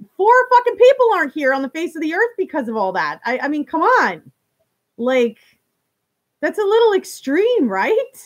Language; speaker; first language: English; native; English